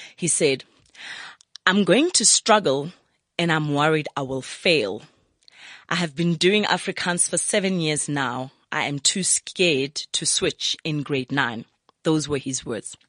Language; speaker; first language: English; non-native, local second language; Zulu